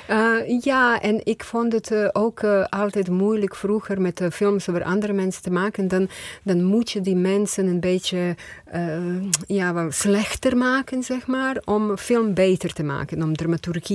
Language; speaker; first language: Dutch; non-native, fluent; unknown